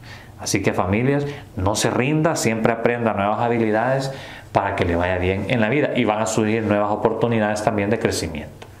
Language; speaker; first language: Spanish; native; Spanish